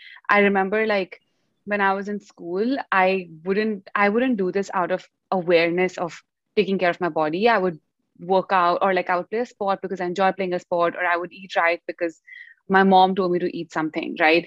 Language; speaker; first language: English; non-native, local second language; Hindi